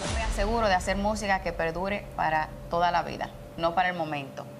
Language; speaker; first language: Spanish; native; Spanish